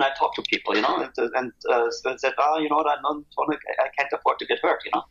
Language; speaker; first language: English; non-native, fluent; German